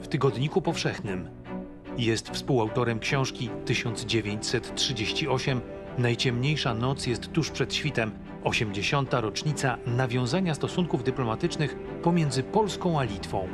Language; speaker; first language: Polish; native; Polish